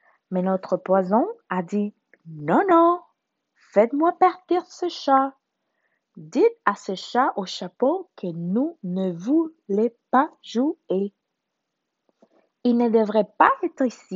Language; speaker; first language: French; non-native, learner; Spanish